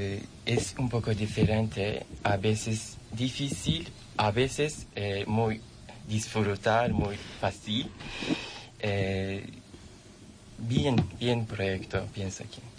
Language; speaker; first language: Spanish; non-native, learner; Turkish